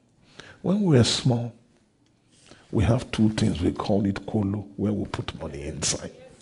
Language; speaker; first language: English; non-native, local second language; Yoruba